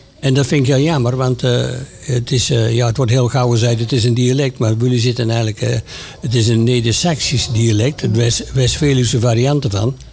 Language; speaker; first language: Dutch; native; Dutch